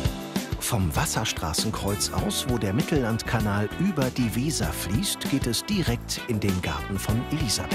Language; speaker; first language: German; native; German